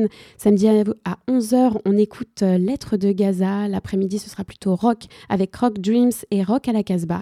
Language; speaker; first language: French; native; French